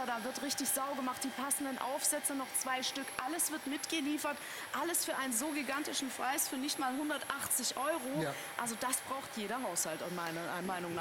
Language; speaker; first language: German; native; German